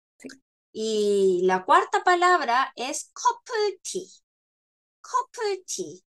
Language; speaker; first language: Spanish; non-native, fluent; Korean